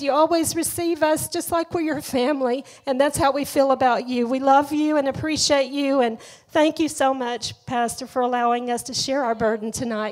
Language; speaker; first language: English; native; English